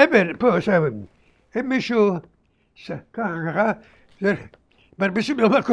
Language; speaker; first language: Hebrew; early bilingual, other home language; Arabic